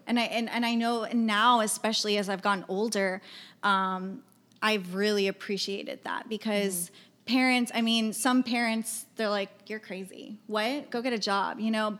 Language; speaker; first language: English; native; English